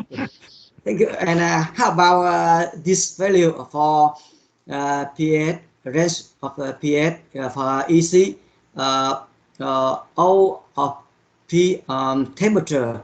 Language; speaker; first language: English; non-native, learner; Vietnamese